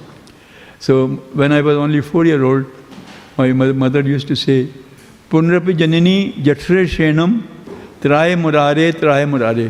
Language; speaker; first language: English; non-native, local second language; Hindi